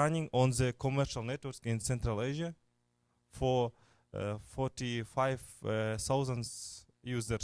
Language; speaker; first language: English; non-native, learner; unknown